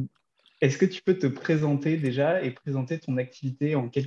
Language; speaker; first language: French; native; French